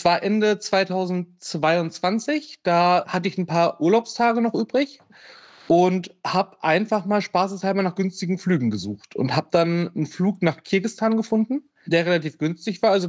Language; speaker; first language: German; native; German